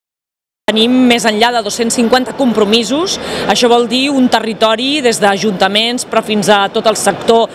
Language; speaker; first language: Catalan; native; Catalan